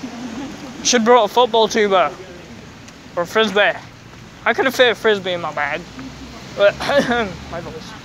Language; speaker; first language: English; native; English